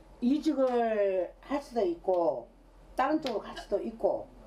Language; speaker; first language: Korean; native; Korean